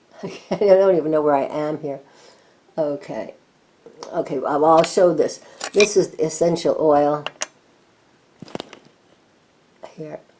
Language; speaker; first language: English; native; English